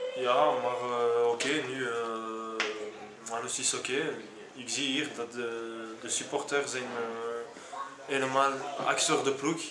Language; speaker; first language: Dutch; non-native, local second language; French